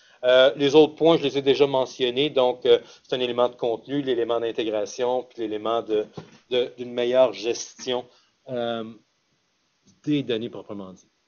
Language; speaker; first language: French; native; French